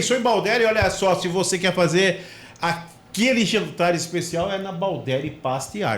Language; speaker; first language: Portuguese; native; Portuguese